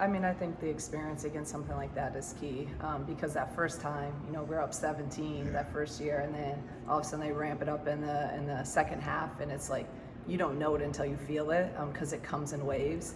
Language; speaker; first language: English; native; English